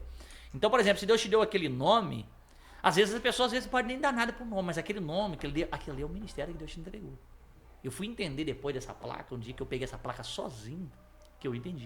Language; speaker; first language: Portuguese; native; Portuguese